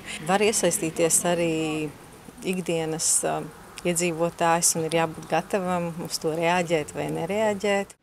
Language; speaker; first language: Latvian; native; Latvian